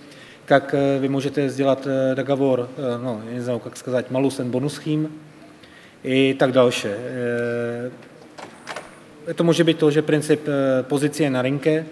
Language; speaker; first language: Russian; non-native, fluent; Czech